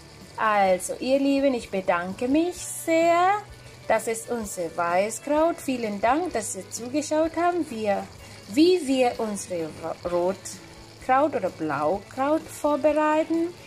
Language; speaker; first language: German; non-native, fluent; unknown